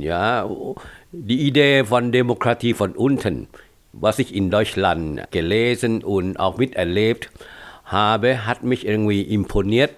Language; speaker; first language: German; non-native, fluent; Thai